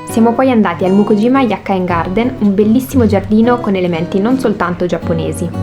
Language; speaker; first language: Italian; native; Italian